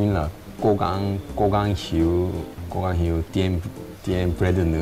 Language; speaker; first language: Vietnamese; non-native, learner; Korean